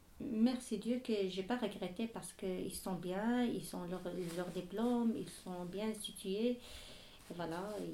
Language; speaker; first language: French; non-native, learner; Arabic